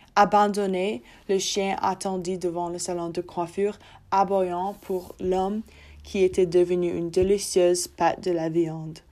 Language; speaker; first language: French; non-native, learner; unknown